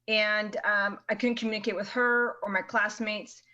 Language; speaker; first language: English; early bilingual, other home language; Spanish